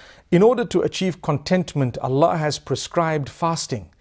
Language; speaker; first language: English; native; English